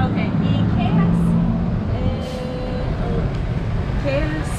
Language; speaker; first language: Spanish; non-native, learner; English